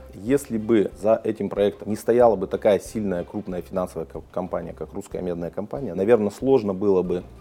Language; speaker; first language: Russian; native; Russian